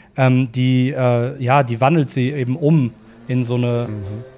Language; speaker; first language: German; native; German